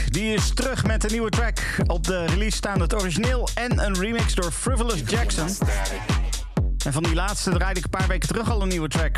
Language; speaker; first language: Dutch; native; Dutch